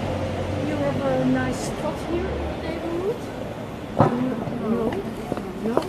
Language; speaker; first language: English; non-native, learner; Dutch